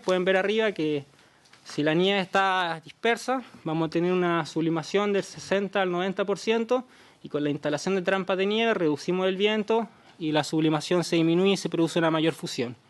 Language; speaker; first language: Spanish; native; Spanish